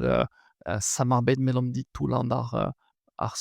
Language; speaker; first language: Norwegian; non-native, fluent; French